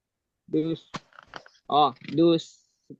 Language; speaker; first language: German; non-native, learner; Indonesian